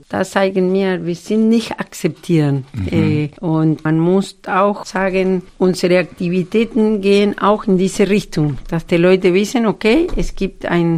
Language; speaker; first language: German; non-native, fluent; Spanish